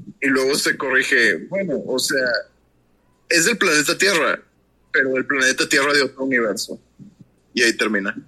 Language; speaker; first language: Spanish; native; Spanish